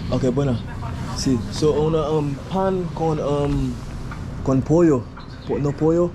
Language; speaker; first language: Spanish; non-native, learner; English